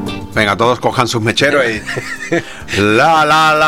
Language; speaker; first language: Spanish; native; Spanish